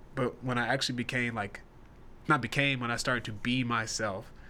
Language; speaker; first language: English; native; English